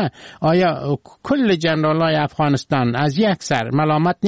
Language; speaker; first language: Persian; native; Persian